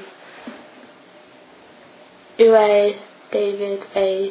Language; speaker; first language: French; non-native, learner; English